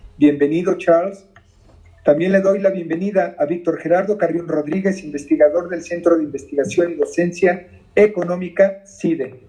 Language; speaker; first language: Spanish; native; Spanish